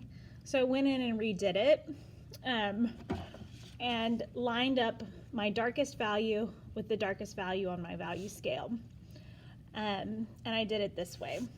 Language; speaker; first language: English; native; English